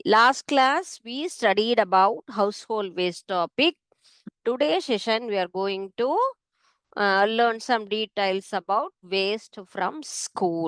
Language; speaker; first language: English; non-native, local second language; Tamil